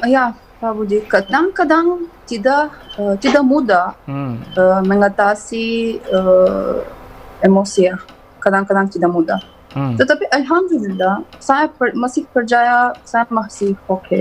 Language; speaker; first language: Indonesian; non-native, learner; Turkish